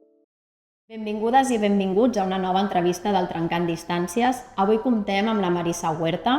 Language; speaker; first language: Catalan; native; Catalan